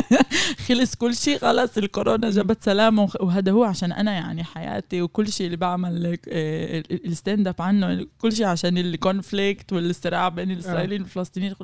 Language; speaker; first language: Arabic; non-native, fluent; Hebrew